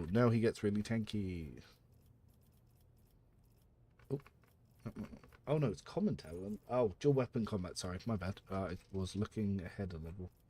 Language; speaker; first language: English; native; English